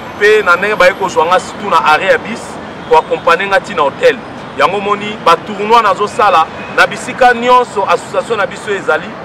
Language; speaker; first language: Lingala; non-native, local second language; Kongo